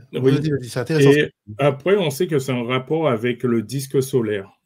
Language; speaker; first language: French; native; French